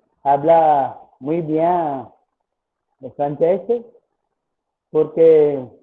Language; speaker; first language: Spanish; non-native, learner; Tamil